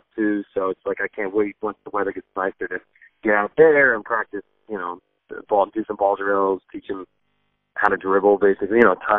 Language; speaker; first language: English; native; English